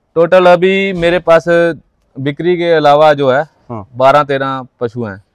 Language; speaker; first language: Hindi; native; Hindi